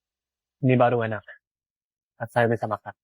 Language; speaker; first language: Indonesian; non-native, learner; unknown